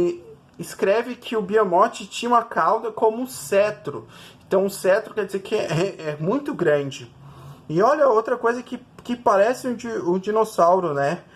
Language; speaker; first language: Portuguese; native; Portuguese